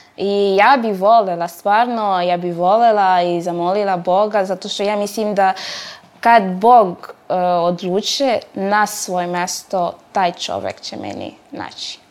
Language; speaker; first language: Serbian; non-native, fluent; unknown